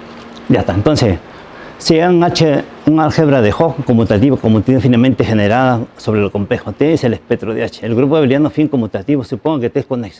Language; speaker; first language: Spanish; native; Spanish